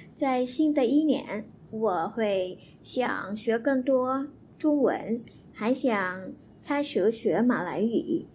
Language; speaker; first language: Chinese; non-native, learner; Vietnamese